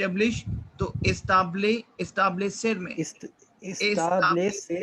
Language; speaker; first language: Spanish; non-native, fluent; Hindi